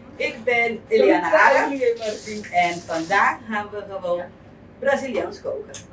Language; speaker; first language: Dutch; non-native, fluent; Portuguese